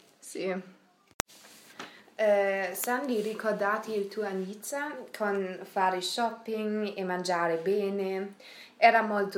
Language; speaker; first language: Italian; non-native, learner; German